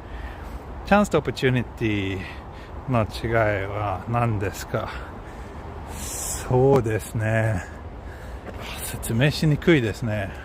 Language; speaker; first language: Japanese; non-native, fluent; Swedish